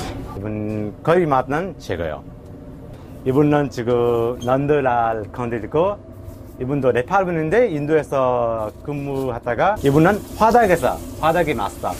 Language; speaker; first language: Korean; non-native, fluent; Nepali